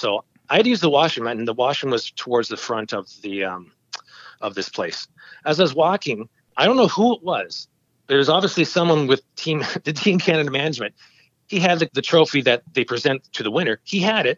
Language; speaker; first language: English; native; English